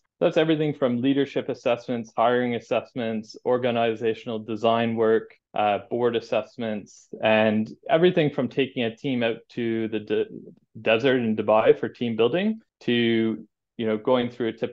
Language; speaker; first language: English; native; English